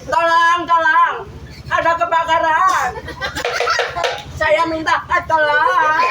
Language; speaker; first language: Indonesian; non-native, local second language; Javanese